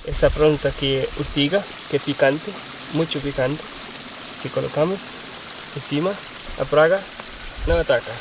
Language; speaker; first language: Portuguese; non-native, local second language; Kabuverdianu